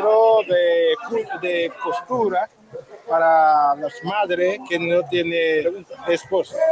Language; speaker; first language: Spanish; non-native, learner; Haitian Creole